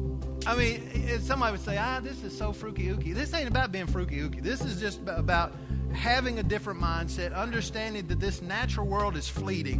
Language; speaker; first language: English; native; English